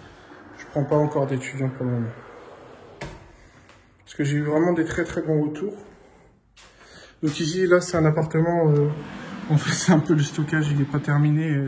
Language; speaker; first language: French; native; French